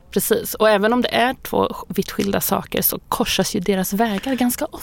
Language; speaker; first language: Swedish; native; Swedish